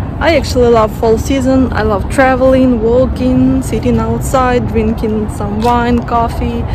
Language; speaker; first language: English; non-native, fluent; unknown